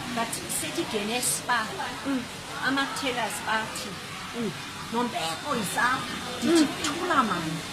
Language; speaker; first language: Xhosa; non-native, local second language; English